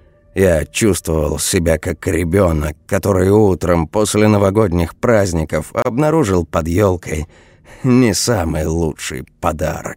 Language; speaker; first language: Russian; native; Russian